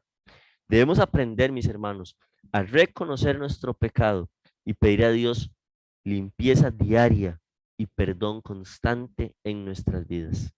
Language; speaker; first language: Spanish; native; Spanish